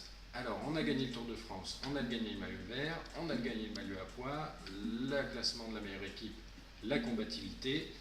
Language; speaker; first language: French; native; French